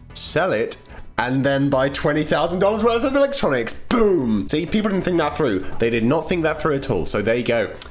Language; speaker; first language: English; native; English